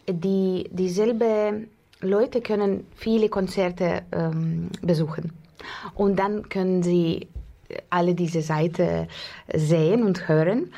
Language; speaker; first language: German; non-native, fluent; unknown